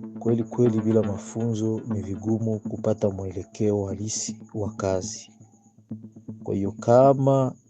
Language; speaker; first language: Swahili; native; Swahili